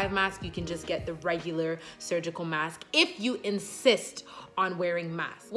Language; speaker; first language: English; native; English